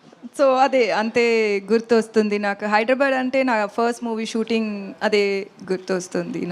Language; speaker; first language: Telugu; non-native, learner; Tamil